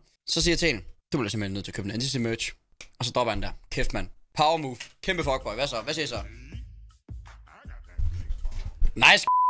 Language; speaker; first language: Danish; native; Danish